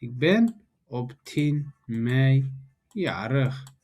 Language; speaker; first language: Dutch; non-native, learner; Tigrinya